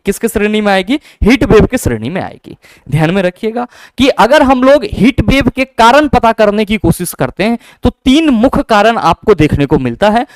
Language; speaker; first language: Hindi; native; Hindi